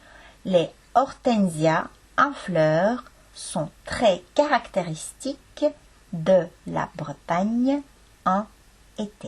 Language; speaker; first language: French; non-native, fluent; Estonian